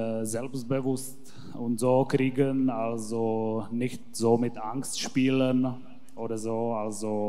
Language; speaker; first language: German; non-native, learner; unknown